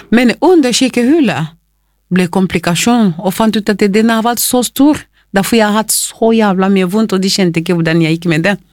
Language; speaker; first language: Norwegian; non-native, fluent; Lingala